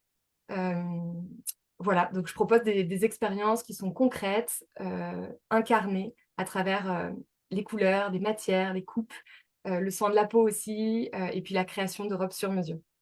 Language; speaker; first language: French; native; French